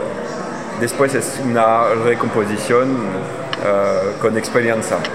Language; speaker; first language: Spanish; non-native, learner; French